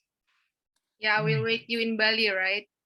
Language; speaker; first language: English; non-native, learner; Indonesian